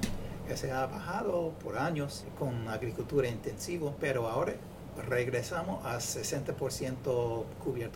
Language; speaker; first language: Spanish; non-native, fluent; English